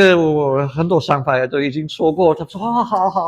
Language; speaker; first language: Chinese; non-native, fluent; English